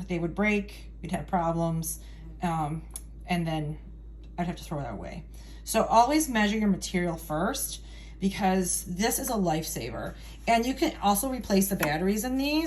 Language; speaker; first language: English; native; English